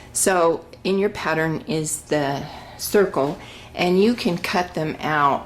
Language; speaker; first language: English; native; English